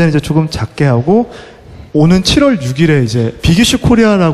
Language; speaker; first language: Korean; native; Korean